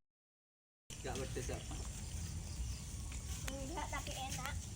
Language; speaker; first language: Indonesian; non-native, local second language; Javanese